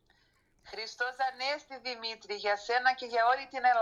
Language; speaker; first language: Greek; early bilingual, heritage; Greek